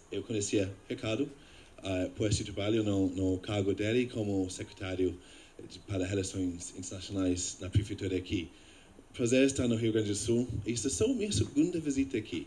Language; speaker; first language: Portuguese; non-native, fluent; English